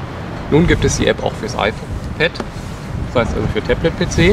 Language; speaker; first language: German; native; German